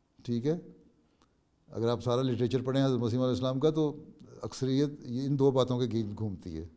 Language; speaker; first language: Urdu; native; Urdu